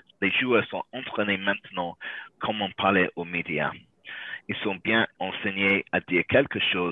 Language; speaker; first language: French; non-native, learner; English